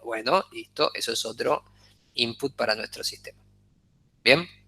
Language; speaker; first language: Spanish; native; Spanish